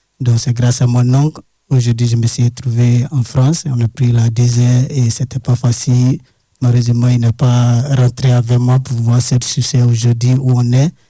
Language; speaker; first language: French; non-native, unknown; English